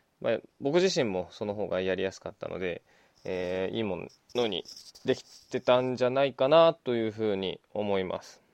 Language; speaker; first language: Japanese; native; Japanese